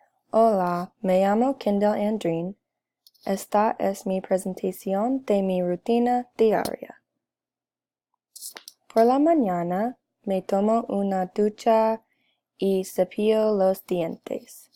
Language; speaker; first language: Spanish; non-native, learner; English